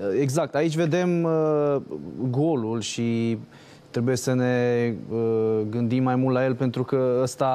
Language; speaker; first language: Romanian; native; Romanian